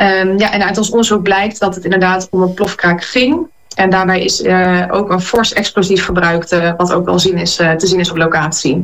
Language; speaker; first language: Dutch; native; Dutch